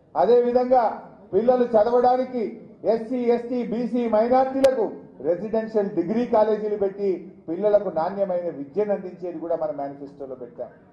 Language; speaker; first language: Telugu; native; Telugu